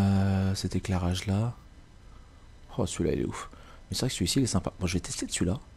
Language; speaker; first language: French; native; French